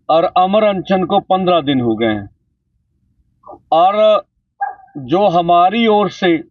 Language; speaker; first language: Hindi; non-native, local second language; Punjabi